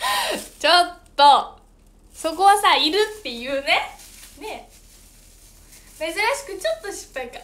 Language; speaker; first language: Japanese; native; Japanese